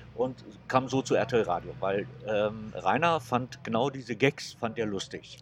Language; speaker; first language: German; native; German